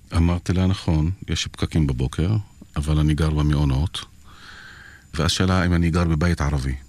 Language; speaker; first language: Hebrew; non-native, local second language; Arabic